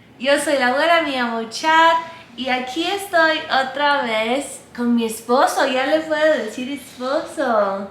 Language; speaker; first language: Spanish; non-native, fluent; English